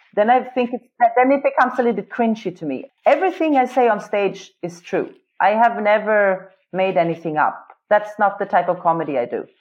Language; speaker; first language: English; non-native, fluent; Swedish